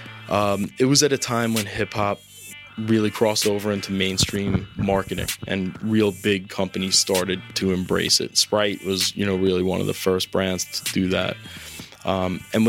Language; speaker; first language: English; native; English